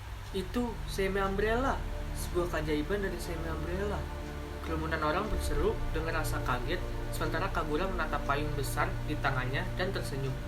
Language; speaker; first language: Indonesian; native; Indonesian